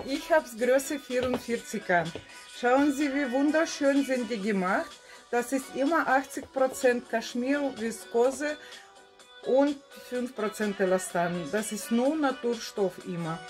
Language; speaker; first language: German; non-native, fluent; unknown